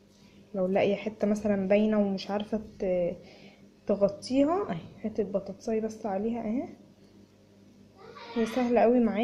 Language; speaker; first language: Arabic; native; Arabic